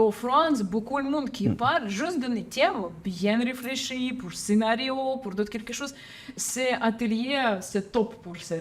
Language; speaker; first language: French; non-native, learner; Ukrainian